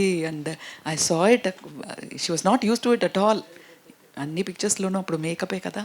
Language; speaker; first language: Telugu; non-native, fluent; Tamil